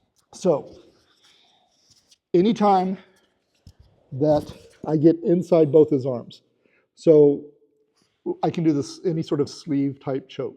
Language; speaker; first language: English; native; English